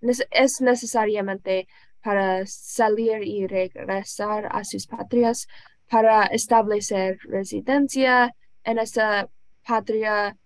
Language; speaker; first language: Spanish; non-native, learner; English